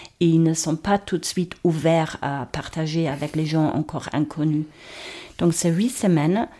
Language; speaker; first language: French; non-native, fluent; German